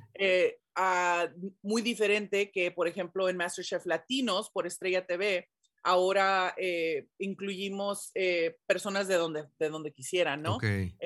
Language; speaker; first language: Spanish; early bilingual, heritage; Spanish